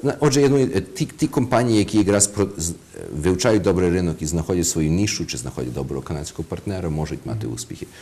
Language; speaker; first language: Ukrainian; early bilingual, heritage; Ukrainian